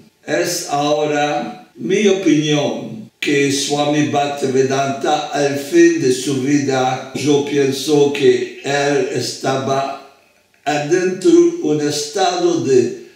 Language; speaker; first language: Spanish; non-native, fluent; French